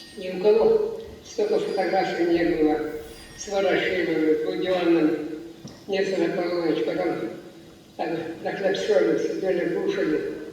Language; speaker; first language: Russian; non-native, local second language; Abkhazian